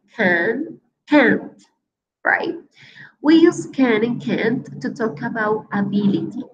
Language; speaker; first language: English; non-native, fluent; Spanish